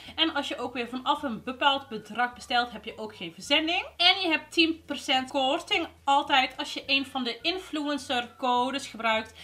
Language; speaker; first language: Dutch; early bilingual, other home language; Arabic